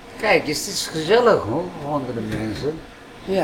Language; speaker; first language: Dutch; non-native, learner; Greek